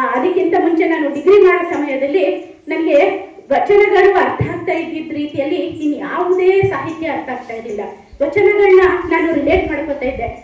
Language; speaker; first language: Kannada; non-native, local second language; Urdu